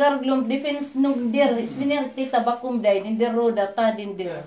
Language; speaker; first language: Swedish; non-native, fluent; Filipino